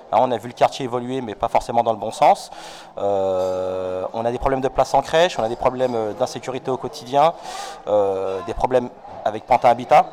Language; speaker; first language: French; native; French